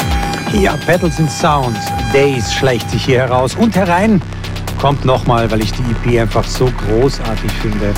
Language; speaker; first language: German; native; German